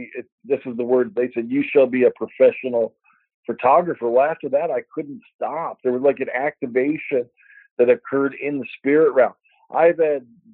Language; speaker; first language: English; native; English